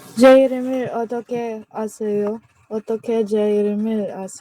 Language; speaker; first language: Korean; non-native, learner; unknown